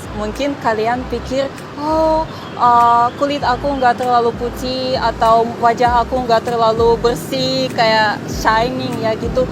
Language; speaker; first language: Indonesian; non-native, fluent; Russian